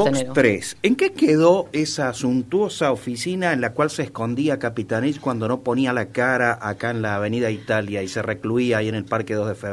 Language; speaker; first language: Spanish; native; Spanish